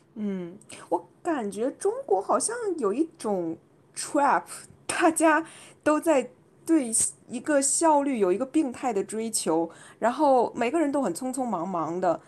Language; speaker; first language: Chinese; native; Chinese